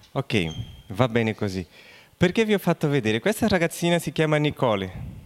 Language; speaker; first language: Italian; non-native, fluent; Portuguese